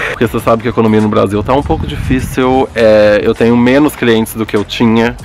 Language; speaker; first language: Portuguese; early bilingual, other home language; English